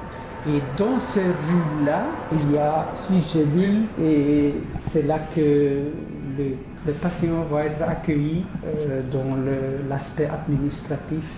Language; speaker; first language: French; non-native, local second language; Dutch